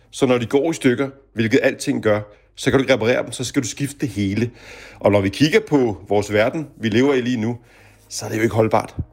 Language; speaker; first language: Danish; native; Danish